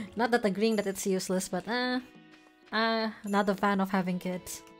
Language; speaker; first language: English; non-native, fluent; Indonesian